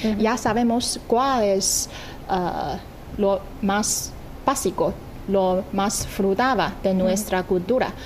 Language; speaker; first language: Spanish; non-native, fluent; Chinese